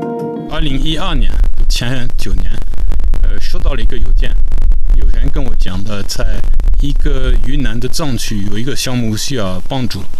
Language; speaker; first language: Chinese; non-native, fluent; French